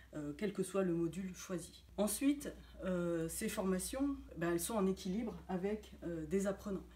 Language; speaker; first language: French; native; French